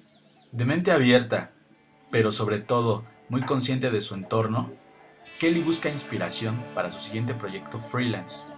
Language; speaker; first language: Spanish; native; Spanish